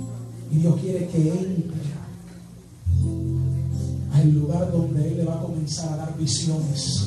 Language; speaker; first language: Spanish; native; Spanish